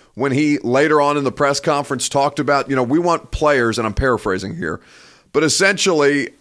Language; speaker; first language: English; native; English